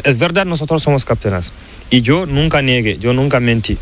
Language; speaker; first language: Spanish; non-native, learner; Fula